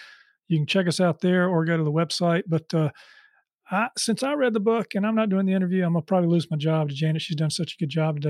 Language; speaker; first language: English; native; English